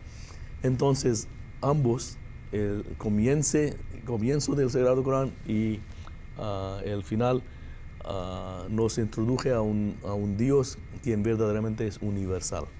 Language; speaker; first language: Spanish; non-native, fluent; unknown